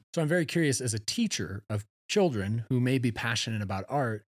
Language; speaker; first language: English; native; English